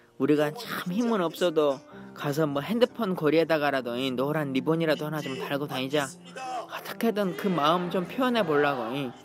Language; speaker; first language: Korean; native; Korean